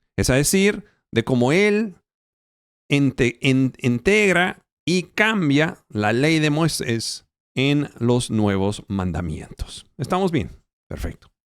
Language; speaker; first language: Spanish; non-native, fluent; Italian